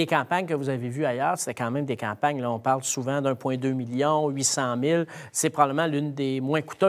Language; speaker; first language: French; native; French